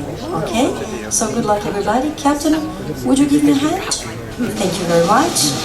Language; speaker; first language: English; non-native, fluent; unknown